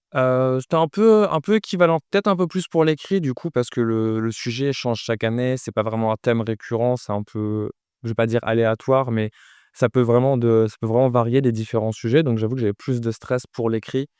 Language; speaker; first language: French; native; French